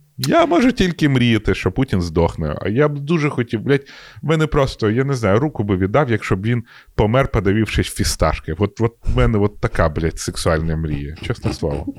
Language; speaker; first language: Ukrainian; non-native, local second language; Russian